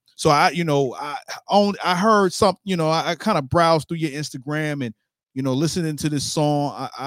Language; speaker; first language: English; native; English